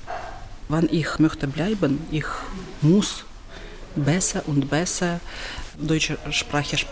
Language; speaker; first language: German; non-native, learner; Ukrainian